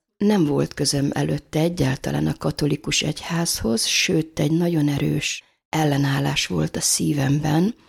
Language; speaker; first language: Hungarian; native; Hungarian